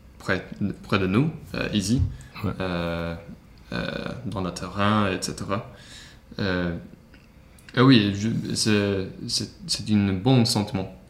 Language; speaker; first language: French; non-native, learner; Swedish